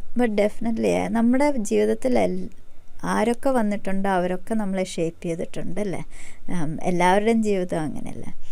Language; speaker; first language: Malayalam; early bilingual, heritage; Malayalam